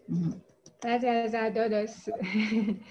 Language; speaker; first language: Spanish; non-native, learner; Chinese